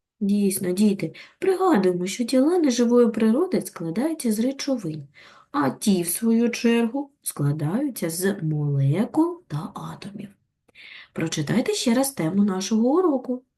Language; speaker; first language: Ukrainian; native; Ukrainian